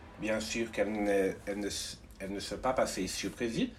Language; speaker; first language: French; non-native, learner; Portuguese